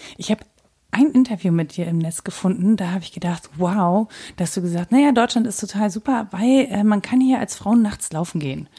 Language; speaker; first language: German; native; German